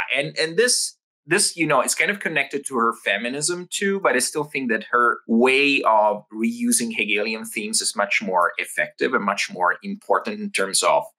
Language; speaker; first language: English; non-native, fluent; Italian